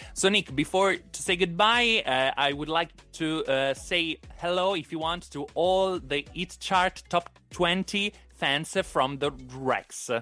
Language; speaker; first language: English; non-native, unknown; Italian